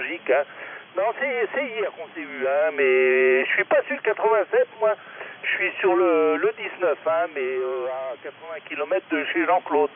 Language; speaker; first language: French; native; French